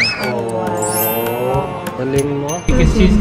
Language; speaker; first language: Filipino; non-native, learner; Punjabi